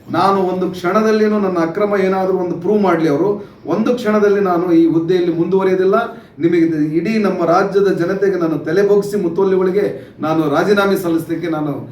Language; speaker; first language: Kannada; non-native, local second language; Urdu